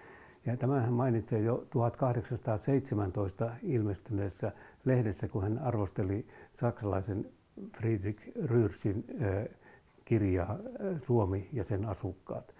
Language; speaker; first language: Finnish; native; Finnish